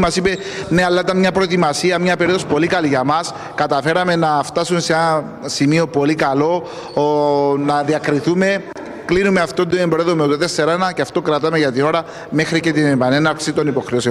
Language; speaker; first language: Greek; native; Greek